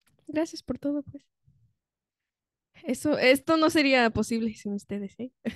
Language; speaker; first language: Spanish; non-native, fluent; English